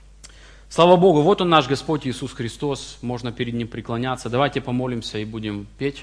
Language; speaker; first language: Russian; native; Russian